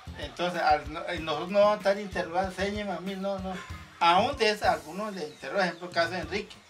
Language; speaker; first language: Spanish; non-native, local second language; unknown